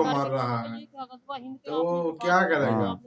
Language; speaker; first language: Hindi; non-native, local second language; Bangla